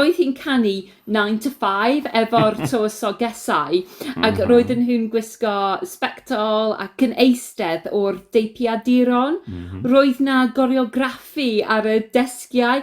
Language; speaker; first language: Welsh; non-native, learner; English